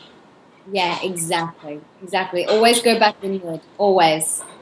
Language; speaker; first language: English; native; English